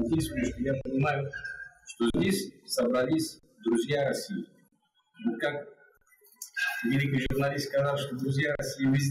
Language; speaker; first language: Russian; non-native, fluent; Urdu